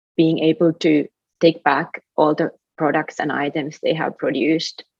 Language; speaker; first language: English; non-native, fluent; Finnish